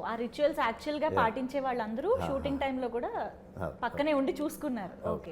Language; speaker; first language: Telugu; native; Telugu